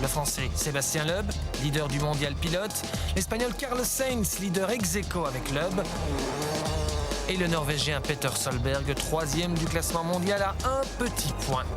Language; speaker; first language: French; native; French